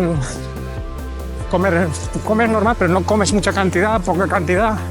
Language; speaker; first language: Spanish; native; Spanish